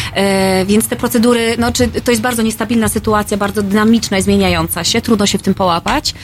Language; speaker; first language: Polish; native; Polish